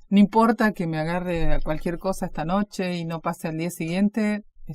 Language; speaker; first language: Spanish; native; Spanish